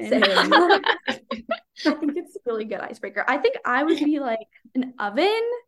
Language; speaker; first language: English; native; English